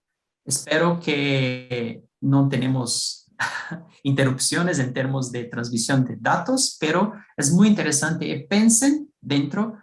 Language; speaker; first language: Spanish; non-native, fluent; Portuguese